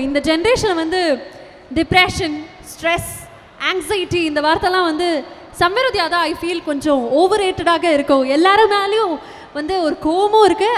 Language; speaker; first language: Tamil; native; Tamil